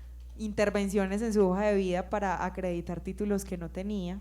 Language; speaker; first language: Spanish; native; Spanish